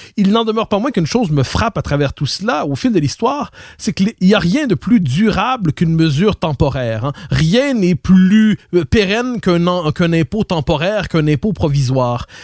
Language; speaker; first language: French; native; French